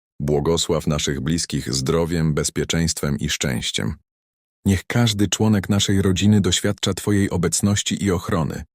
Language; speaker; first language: Polish; native; Polish